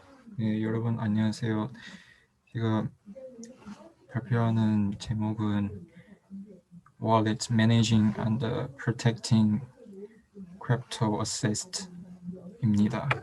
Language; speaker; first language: Korean; non-native, fluent; Chinese